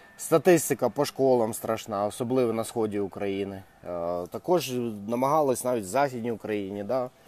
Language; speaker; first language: Ukrainian; non-native, local second language; Russian